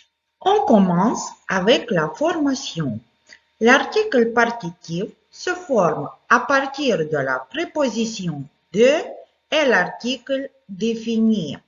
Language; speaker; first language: French; non-native, fluent; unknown